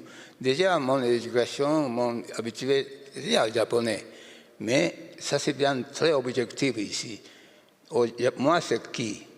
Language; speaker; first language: French; non-native, learner; Japanese